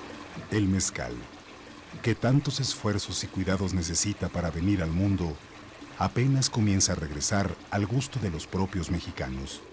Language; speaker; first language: Spanish; native; Spanish